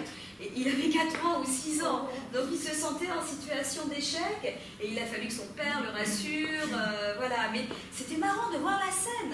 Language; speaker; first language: French; native; French